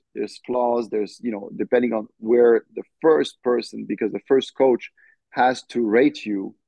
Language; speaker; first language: English; non-native, fluent; French